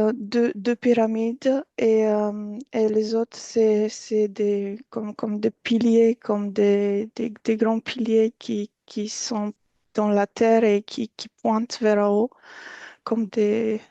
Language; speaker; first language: French; non-native, fluent; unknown